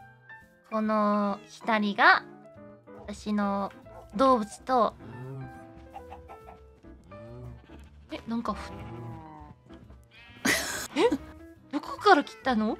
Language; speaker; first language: Japanese; non-native, learner; English